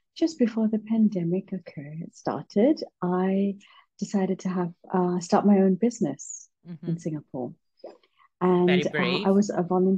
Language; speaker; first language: English; native; English